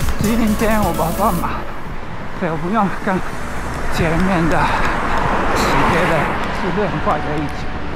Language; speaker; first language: Chinese; non-native, learner; Japanese